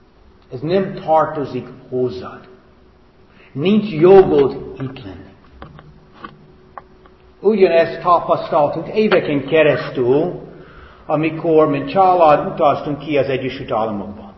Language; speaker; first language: Hungarian; non-native, fluent; English